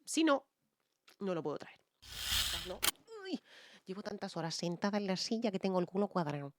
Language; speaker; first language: Spanish; native; Spanish